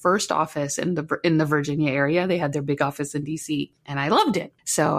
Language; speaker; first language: English; native; English